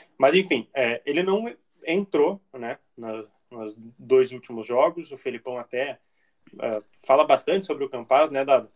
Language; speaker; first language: Portuguese; native; Portuguese